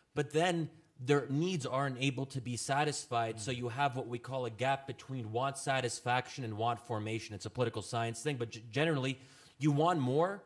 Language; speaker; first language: English; native; English